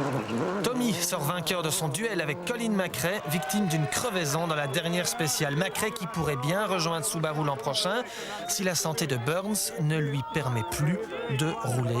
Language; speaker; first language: French; native; French